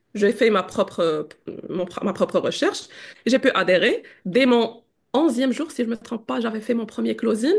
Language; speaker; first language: French; non-native, local second language; Arabic